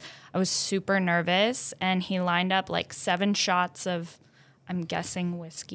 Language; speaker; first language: English; native; English